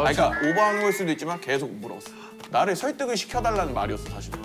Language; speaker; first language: Korean; native; Korean